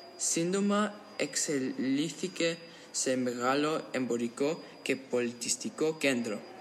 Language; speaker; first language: Greek; early bilingual, heritage; Greek